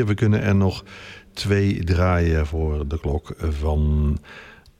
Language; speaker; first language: Dutch; native; Dutch